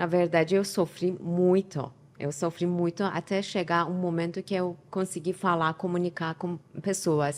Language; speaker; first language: Portuguese; non-native, learner; Persian